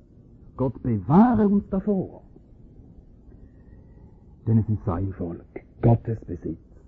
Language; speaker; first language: German; native; German